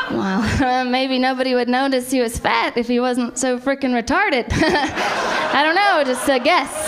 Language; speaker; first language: English; native; English